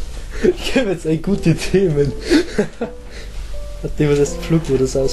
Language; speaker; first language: German; native; German